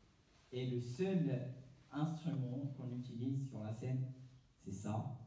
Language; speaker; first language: French; non-native, fluent; Japanese